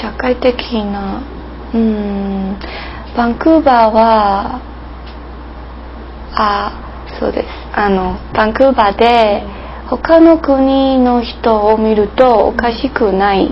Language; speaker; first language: Japanese; non-native, learner; English